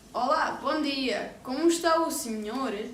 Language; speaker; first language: Portuguese; non-native, learner; Hindi